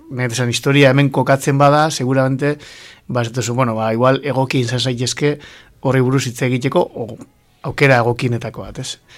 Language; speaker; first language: Basque; native; Basque